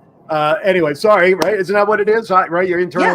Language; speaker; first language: English; native; English